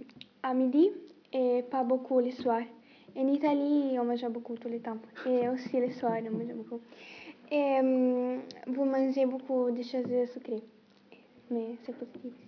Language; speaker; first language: French; non-native, learner; Italian